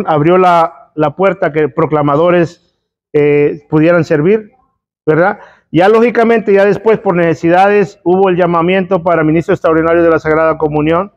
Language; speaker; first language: Spanish; native; Spanish